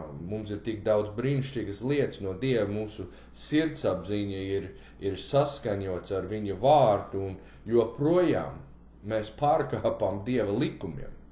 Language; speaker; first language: Latvian; early bilingual, heritage; Latvian